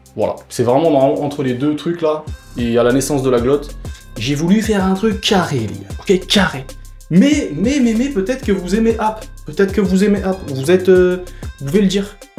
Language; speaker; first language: French; early bilingual, other home language; Portuguese